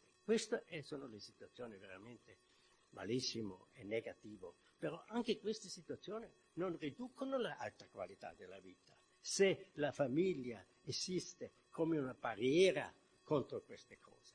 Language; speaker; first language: Italian; non-native, fluent; German